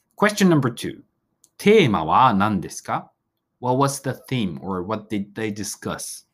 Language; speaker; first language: English; non-native, fluent; Japanese